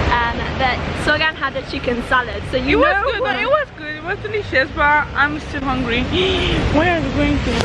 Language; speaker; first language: English; native; English